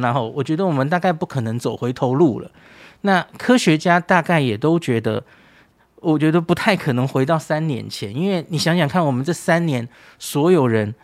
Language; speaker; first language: Chinese; native; Chinese